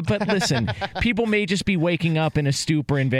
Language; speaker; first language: English; native; English